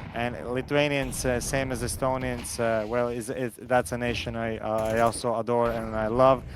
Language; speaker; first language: English; non-native, fluent; Latvian